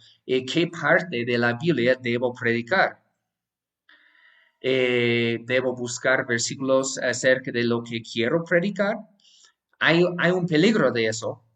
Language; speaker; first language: Spanish; non-native, fluent; English